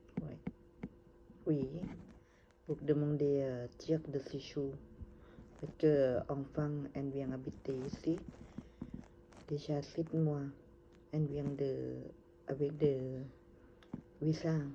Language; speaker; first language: French; non-native, learner; Thai